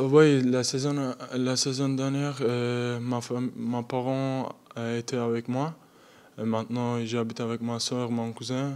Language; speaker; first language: French; non-native, learner; Turkish